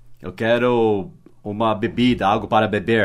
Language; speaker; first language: Portuguese; non-native, fluent; English